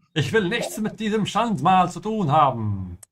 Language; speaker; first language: German; non-native, fluent; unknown